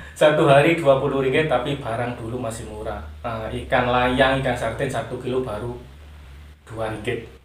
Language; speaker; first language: Indonesian; non-native, local second language; Javanese